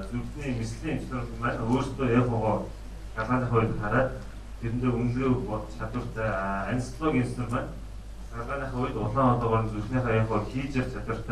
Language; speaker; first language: Mongolian; native; Mongolian